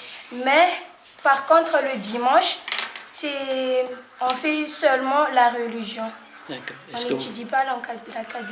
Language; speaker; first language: French; non-native, learner; Malagasy